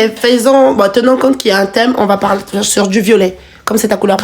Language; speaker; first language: French; native; French